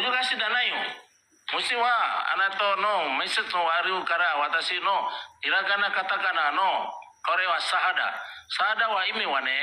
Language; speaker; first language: Japanese; non-native, learner; Indonesian